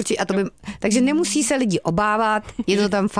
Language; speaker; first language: Czech; native; Czech